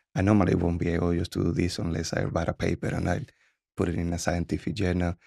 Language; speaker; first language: English; non-native, fluent; Spanish